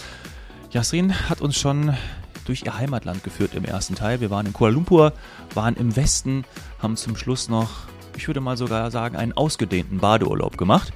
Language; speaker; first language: German; native; German